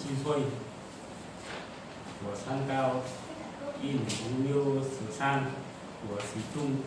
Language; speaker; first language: Chinese; non-native, learner; Vietnamese